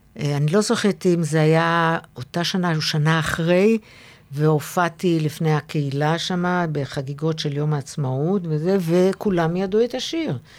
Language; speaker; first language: Hebrew; native; Hebrew